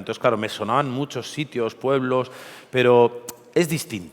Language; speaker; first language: Spanish; native; Spanish